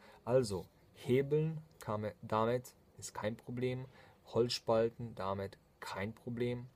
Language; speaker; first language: German; non-native, fluent; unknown